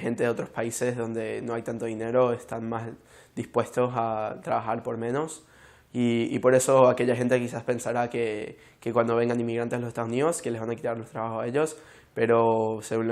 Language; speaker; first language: Spanish; early bilingual, heritage; Spanish